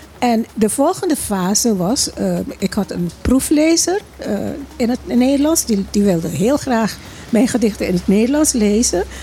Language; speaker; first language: Dutch; non-native, local second language; Papiamento